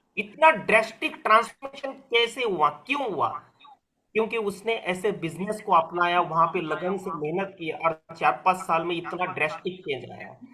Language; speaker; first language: Hindi; non-native, local second language; Marathi